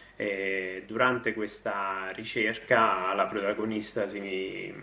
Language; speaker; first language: Italian; native; Italian